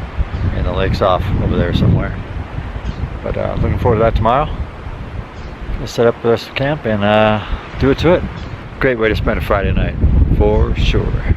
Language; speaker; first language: English; native; English